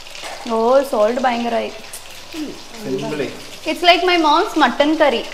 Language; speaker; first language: Malayalam; non-native, learner; Tamil